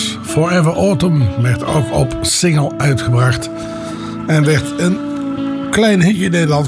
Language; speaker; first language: Dutch; native; Dutch